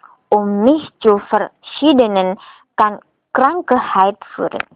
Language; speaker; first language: German; non-native, learner; Indonesian